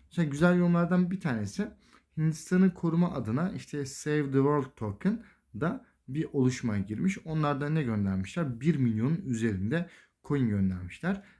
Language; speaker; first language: Turkish; native; Turkish